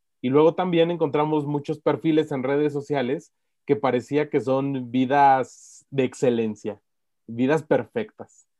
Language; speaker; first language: Spanish; native; Spanish